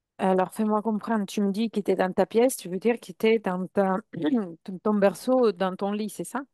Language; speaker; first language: French; non-native, fluent; Italian